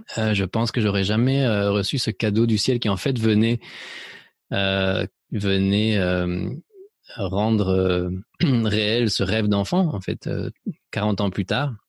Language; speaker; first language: French; early bilingual, other home language; Spanish